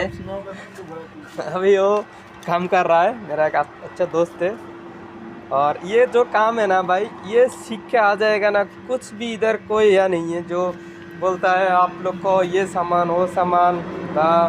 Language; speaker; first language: Hindi; non-native, learner; Bangla